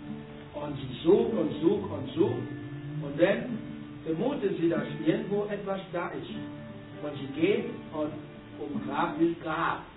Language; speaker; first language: German; non-native, learner; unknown